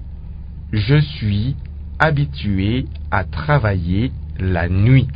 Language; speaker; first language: French; non-native, local second language; Lingala